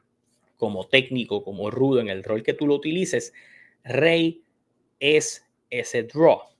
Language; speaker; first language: Spanish; native; Spanish